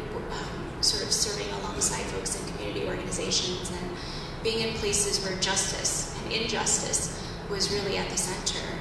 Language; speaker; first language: English; native; English